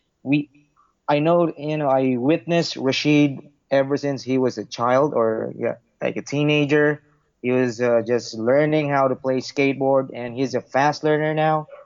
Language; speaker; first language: English; non-native, local second language; Filipino